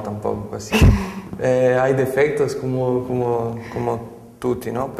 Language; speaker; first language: Italian; non-native, fluent; Portuguese